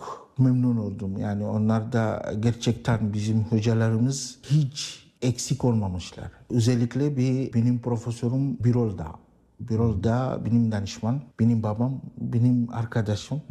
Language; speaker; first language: Turkish; non-native, learner; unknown